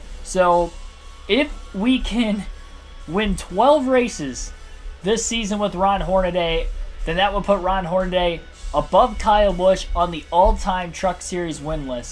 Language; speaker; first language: English; native; English